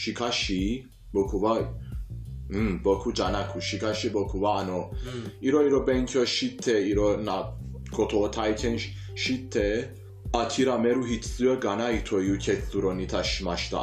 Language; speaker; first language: Japanese; non-native, fluent; Persian